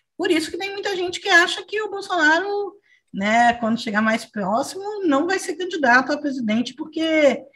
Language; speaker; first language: Portuguese; early bilingual, other home language; Spanish